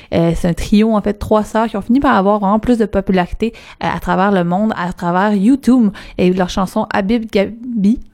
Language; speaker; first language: French; native; French